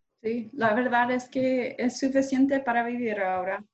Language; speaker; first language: Spanish; non-native, learner; English